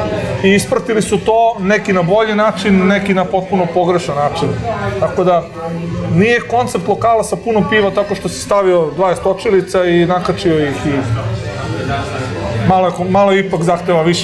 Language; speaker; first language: Serbian; native; Serbian